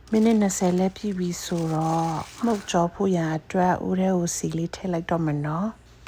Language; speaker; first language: Burmese; non-native, local second language; Hakha Chin